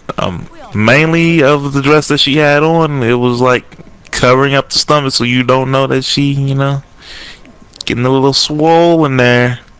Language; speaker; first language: English; native; English